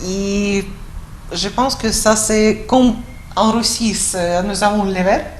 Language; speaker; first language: French; non-native, fluent; Russian